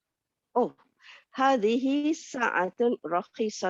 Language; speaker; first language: Arabic; non-native, learner; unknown